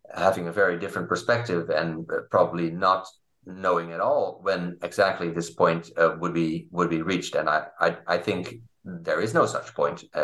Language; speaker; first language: English; non-native, fluent; Dutch